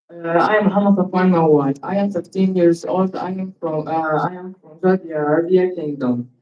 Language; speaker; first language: English; non-native, learner; Arabic